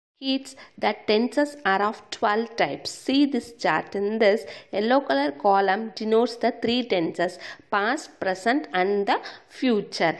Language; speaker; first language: English; non-native, local second language; Tamil